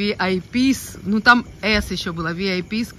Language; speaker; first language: Russian; native; Russian